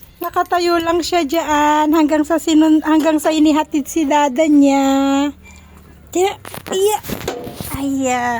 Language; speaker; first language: Filipino; native; Filipino